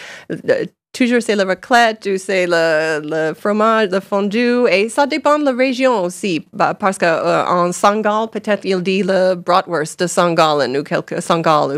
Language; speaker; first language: French; non-native, learner; English